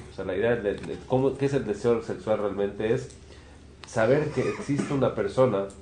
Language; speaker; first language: Spanish; native; Spanish